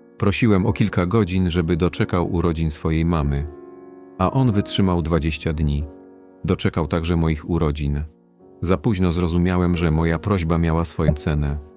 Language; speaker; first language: Polish; non-native, fluent; Kurdish